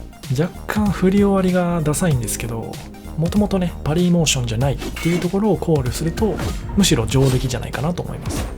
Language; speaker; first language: Japanese; native; Japanese